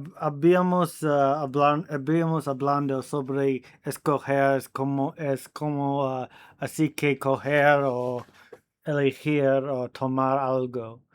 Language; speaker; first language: Spanish; non-native, learner; English